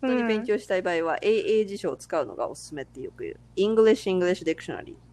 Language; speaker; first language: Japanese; non-native, fluent; English